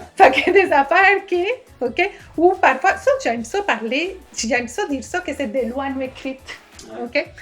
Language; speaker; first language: French; non-native, fluent; Spanish